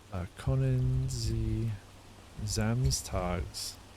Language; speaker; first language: German; non-native, learner; English